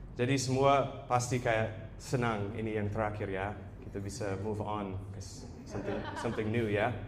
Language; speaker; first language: Indonesian; non-native, fluent; English